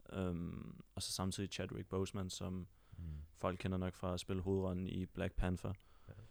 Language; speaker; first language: Danish; native; Danish